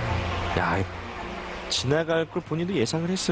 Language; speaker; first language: Korean; native; Korean